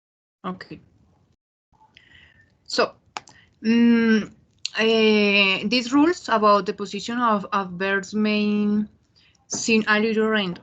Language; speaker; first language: English; non-native, fluent; Spanish